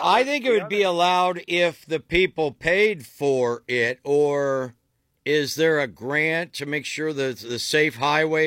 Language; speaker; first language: English; native; English